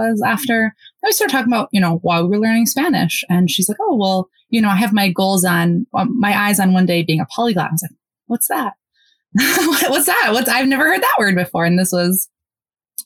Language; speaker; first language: English; early bilingual, other home language; Polish